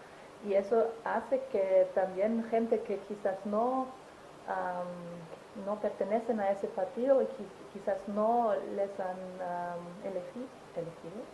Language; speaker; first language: Spanish; non-native, fluent; German